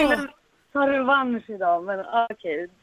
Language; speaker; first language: Swedish; native; Swedish